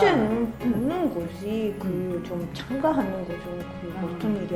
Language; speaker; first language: Korean; non-native, fluent; Japanese